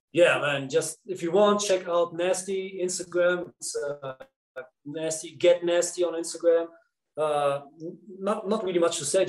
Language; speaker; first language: English; non-native, fluent; Dutch